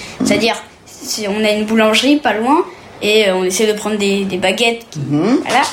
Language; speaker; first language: French; early bilingual, heritage; French